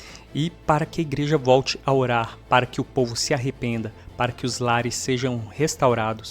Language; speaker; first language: Portuguese; native; Portuguese